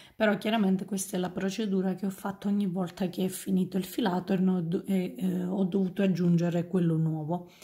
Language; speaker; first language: Italian; native; Italian